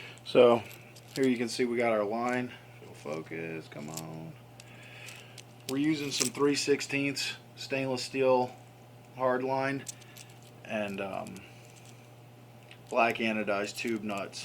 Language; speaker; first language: English; native; English